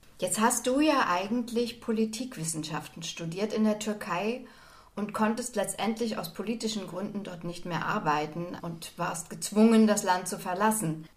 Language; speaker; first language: German; native; German